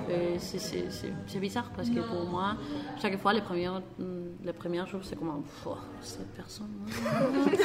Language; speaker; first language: French; non-native, learner; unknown